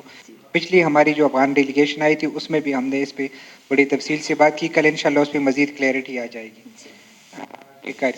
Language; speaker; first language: Urdu; native; Urdu